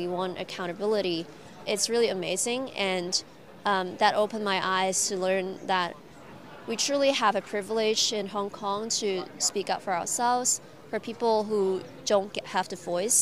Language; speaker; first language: English; non-native, local second language; Cantonese